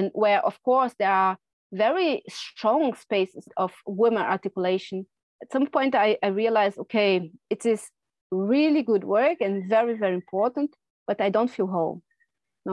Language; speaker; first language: English; non-native, fluent; Portuguese